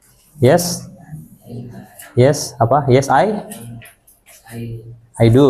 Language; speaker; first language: English; non-native, fluent; Indonesian